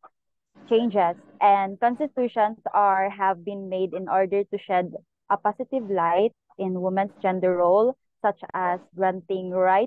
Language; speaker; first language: English; non-native, local second language; Cebuano